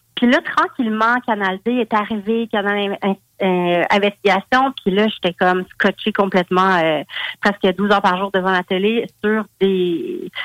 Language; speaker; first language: French; native; French